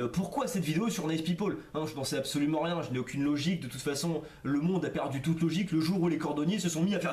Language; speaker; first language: French; native; French